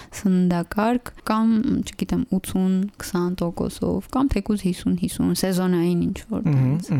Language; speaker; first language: Armenian; native; Armenian